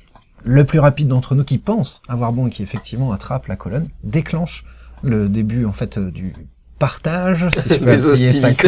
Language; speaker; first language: French; native; French